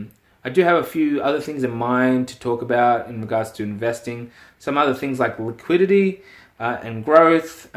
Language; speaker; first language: English; native; English